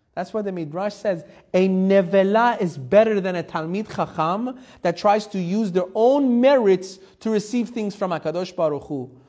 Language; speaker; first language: English; early bilingual, heritage; Persian